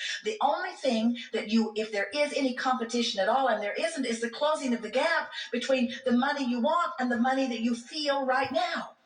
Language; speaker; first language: English; native; English